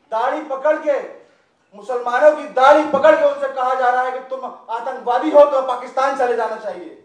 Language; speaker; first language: Hindi; native; Hindi